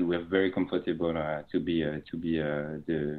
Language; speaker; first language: English; non-native, fluent; French